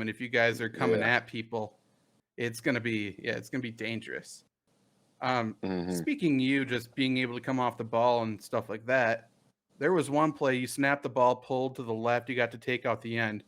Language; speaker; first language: English; native; English